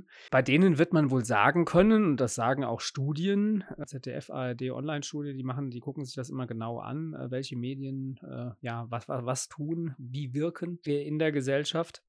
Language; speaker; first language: German; native; German